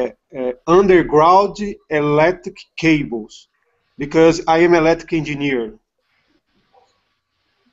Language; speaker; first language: English; non-native, learner; Portuguese